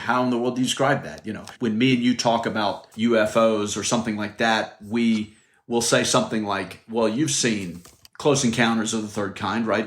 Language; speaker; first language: English; native; English